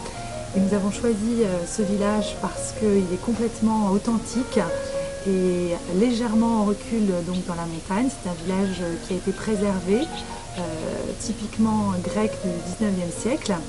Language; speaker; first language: French; native; French